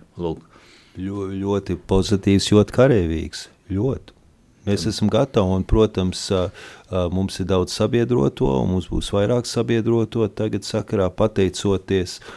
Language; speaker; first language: Latvian; early bilingual, heritage; Latvian